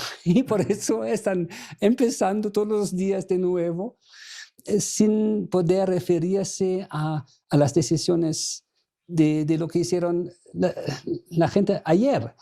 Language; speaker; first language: Spanish; non-native, fluent; German